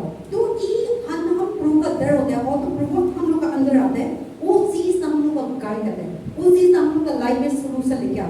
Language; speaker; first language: Hindi; non-native, local second language; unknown